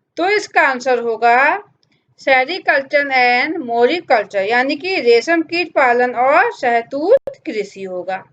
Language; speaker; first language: Hindi; native; Hindi